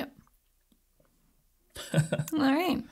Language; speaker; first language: English; native; English